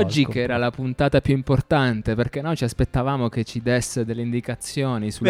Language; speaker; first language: Italian; native; Italian